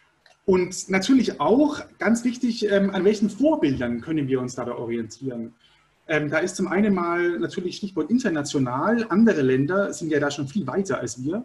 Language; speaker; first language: German; native; German